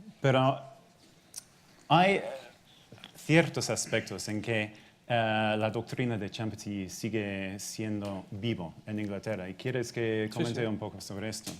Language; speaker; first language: Spanish; non-native, fluent; English